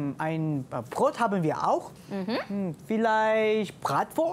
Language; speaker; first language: German; non-native, learner; Malay